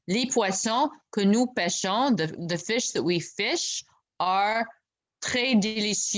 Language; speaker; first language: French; non-native, local second language; English